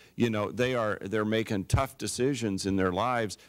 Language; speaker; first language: English; native; English